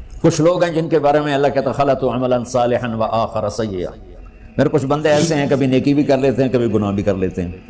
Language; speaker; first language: Urdu; non-native, local second language; Punjabi